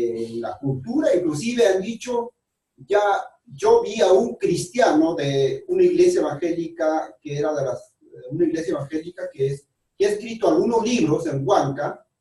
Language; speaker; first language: Spanish; non-native, local second language; Quechua